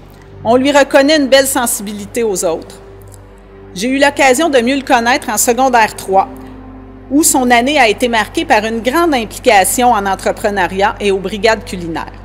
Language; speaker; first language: French; native; French